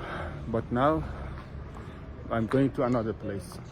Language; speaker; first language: English; non-native, learner; Persian